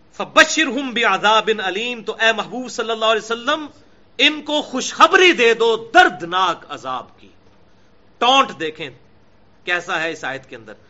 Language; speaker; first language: Urdu; non-native, local second language; Punjabi